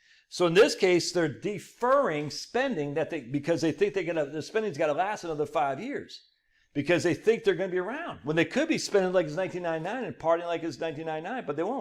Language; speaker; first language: English; native; English